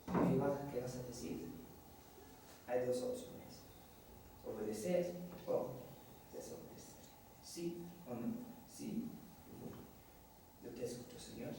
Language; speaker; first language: Spanish; non-native, fluent; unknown